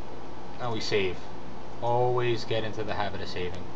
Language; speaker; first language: English; native; English